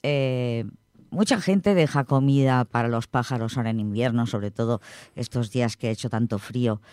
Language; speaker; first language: Spanish; non-native, local second language; Catalan